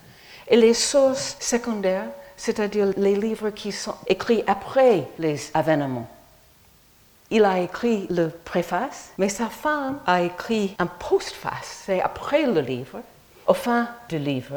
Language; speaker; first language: French; non-native, fluent; English